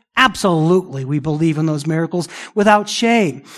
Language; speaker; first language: English; early bilingual, other home language; Italian